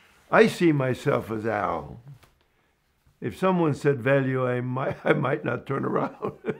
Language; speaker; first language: English; early bilingual, other home language; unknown